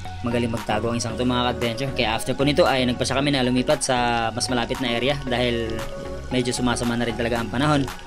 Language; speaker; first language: Filipino; non-native, local second language; Cebuano